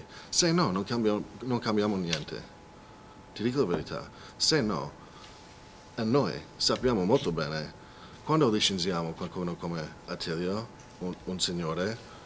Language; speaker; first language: Italian; non-native, fluent; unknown